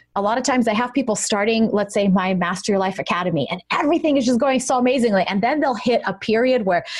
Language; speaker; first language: English; early bilingual, other home language; Russian